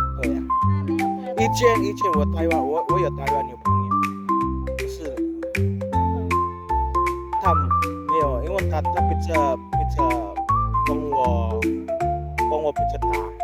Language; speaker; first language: Chinese; non-native, learner; Filipino